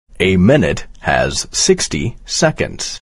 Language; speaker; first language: English; non-native, fluent; Persian